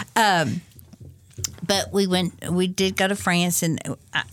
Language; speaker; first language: English; native; English